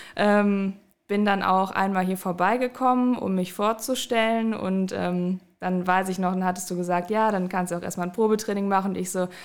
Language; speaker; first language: German; native; German